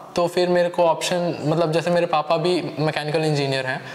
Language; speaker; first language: Hindi; native; Hindi